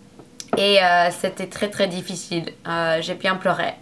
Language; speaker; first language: French; non-native, learner; English